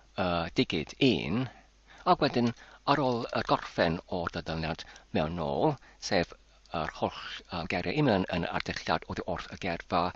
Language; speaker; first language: Welsh; non-native, learner; English